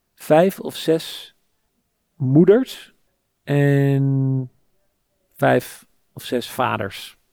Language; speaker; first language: Dutch; native; Dutch